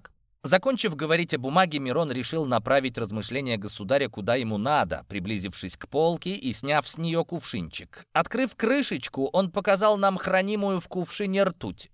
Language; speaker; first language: Russian; native; Russian